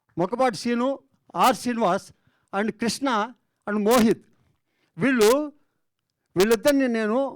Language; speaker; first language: Telugu; native; Telugu